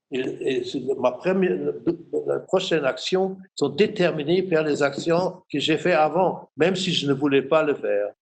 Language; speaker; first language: French; non-native, fluent; German